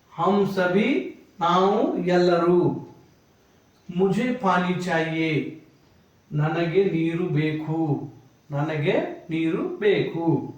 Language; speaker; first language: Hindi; non-native, local second language; Kannada